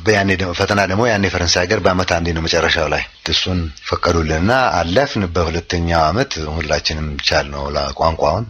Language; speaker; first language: Amharic; non-native, local second language; Oromo